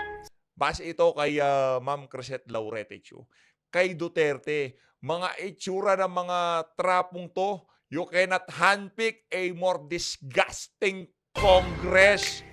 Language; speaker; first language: Filipino; native; Filipino